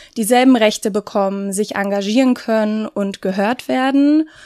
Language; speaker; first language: German; native; German